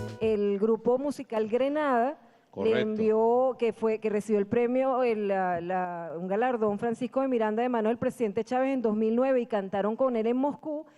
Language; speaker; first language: Spanish; native; Spanish